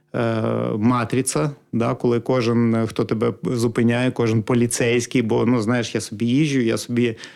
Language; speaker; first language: Ukrainian; native; Ukrainian